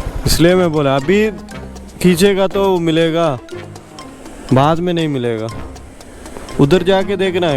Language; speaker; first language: Hindi; non-native, local second language; Malayalam